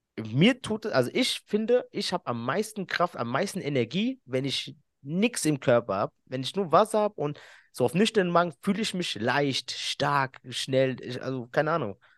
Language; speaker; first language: German; early bilingual, other home language; Arabic